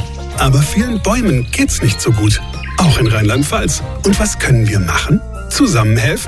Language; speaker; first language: German; native; German